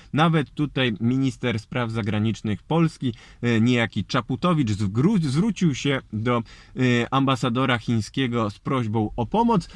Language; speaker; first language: Polish; native; Polish